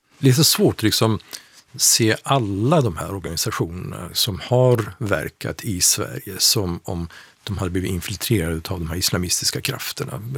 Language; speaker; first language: Swedish; non-native, fluent; Persian